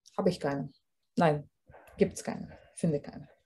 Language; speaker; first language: German; non-native, fluent; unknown